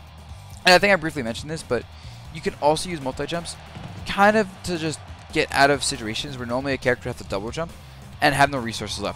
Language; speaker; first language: English; native; English